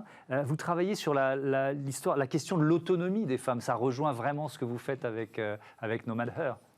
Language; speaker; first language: French; native; French